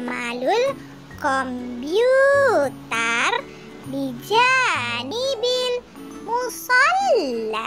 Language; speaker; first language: Arabic; non-native, learner; Malay